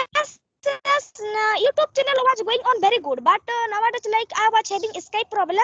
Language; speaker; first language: English; non-native, learner; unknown